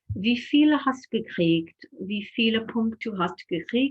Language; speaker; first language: German; non-native, fluent; English